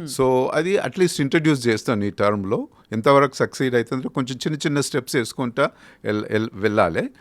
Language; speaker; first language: Telugu; native; Telugu